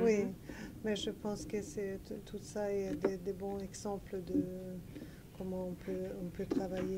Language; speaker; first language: French; non-native, learner; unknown